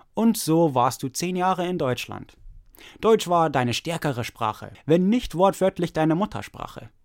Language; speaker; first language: German; early bilingual, other home language; English